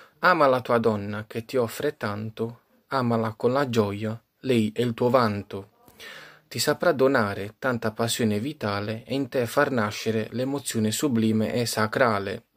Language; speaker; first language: Italian; native; Italian